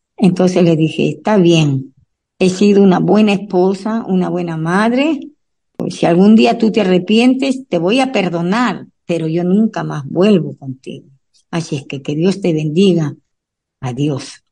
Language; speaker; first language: Spanish; native; Spanish